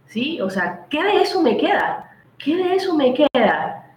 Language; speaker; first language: Spanish; native; Spanish